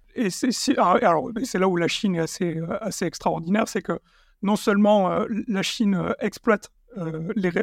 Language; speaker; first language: French; native; French